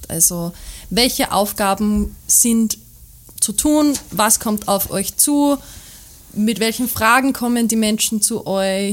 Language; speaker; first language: German; native; German